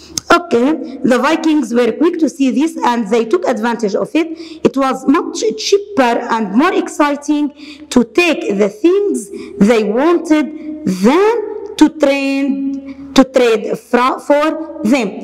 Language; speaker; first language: English; non-native, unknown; Arabic